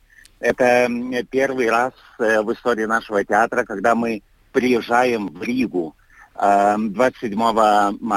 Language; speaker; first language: Russian; non-native, fluent; Lithuanian